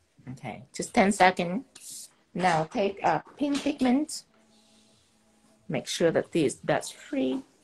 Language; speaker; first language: English; non-native, fluent; Vietnamese